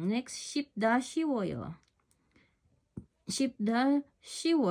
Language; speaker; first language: Korean; non-native, learner; Filipino